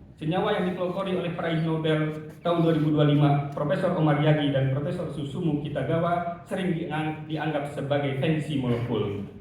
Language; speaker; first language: Indonesian; native; Indonesian